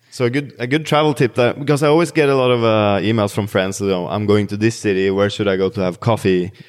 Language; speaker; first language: English; non-native, fluent; Norwegian